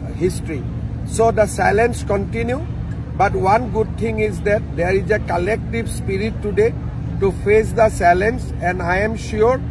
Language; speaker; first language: English; non-native, local second language; Assamese